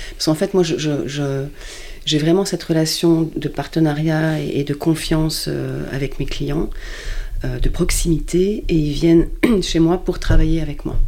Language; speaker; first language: French; native; French